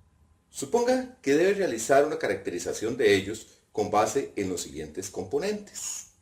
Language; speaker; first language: Spanish; native; Spanish